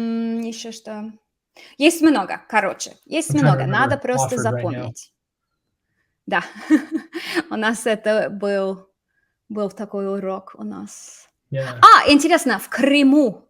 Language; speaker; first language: Russian; non-native, fluent; English